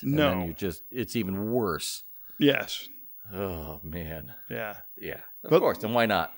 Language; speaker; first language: English; native; English